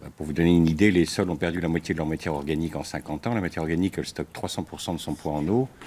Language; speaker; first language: French; native; French